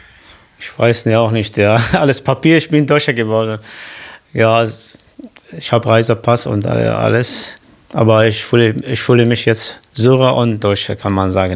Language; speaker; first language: German; non-native, learner; Arabic